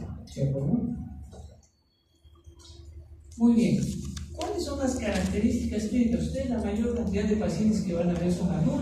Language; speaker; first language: Spanish; native; Spanish